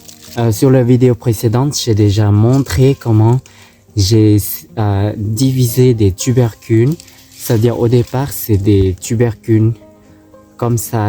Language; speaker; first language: French; non-native, learner; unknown